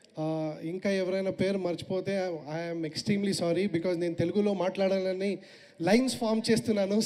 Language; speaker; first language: Telugu; non-native, learner; Kannada